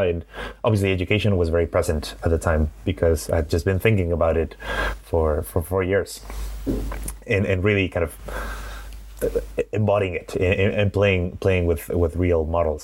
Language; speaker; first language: English; non-native, fluent; Spanish